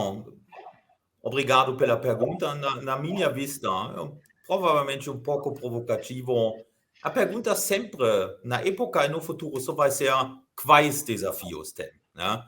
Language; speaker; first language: Portuguese; non-native, fluent; German